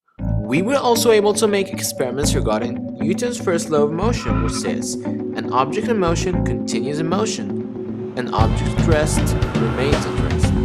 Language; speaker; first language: English; non-native, fluent; Arabic